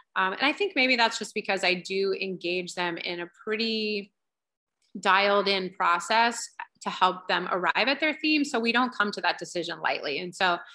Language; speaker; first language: English; native; English